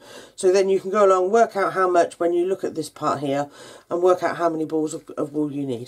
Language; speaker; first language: English; native; English